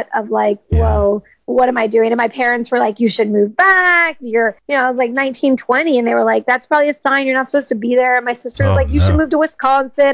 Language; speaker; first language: English; native; English